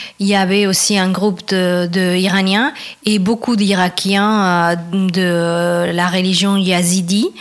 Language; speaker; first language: French; non-native, fluent; Spanish